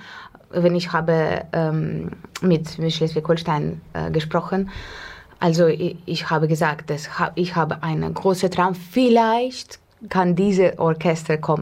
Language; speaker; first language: German; non-native, learner; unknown